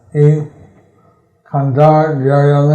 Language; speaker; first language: Spanish; non-native, learner; English